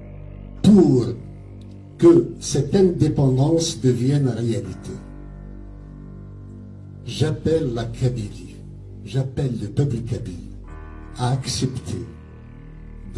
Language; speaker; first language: French; non-native, local second language; Kabyle